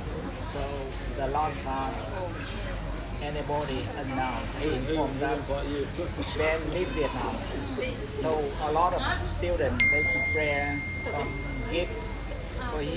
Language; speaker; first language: English; non-native, local second language; Vietnamese